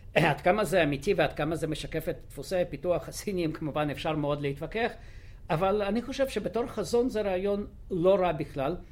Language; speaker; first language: Hebrew; non-native, fluent; Russian